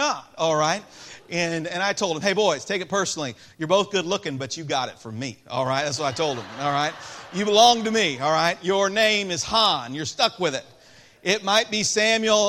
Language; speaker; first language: English; native; English